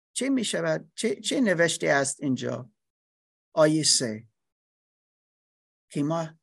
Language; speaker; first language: Persian; non-native, learner; English